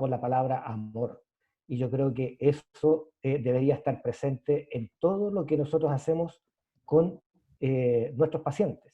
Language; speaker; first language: Spanish; native; Spanish